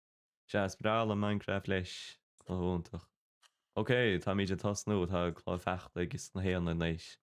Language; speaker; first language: Irish; non-native, local second language; English